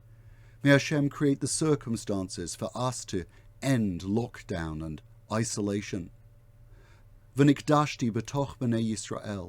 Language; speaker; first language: English; native; English